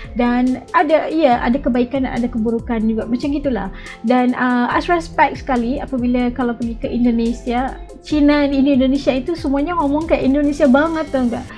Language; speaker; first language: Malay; native; Malay